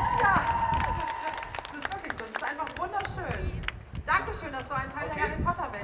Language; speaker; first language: German; native; German